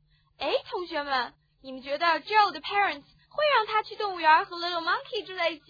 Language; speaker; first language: Chinese; native; Chinese